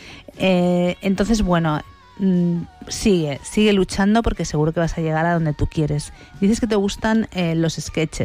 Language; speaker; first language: Spanish; native; Spanish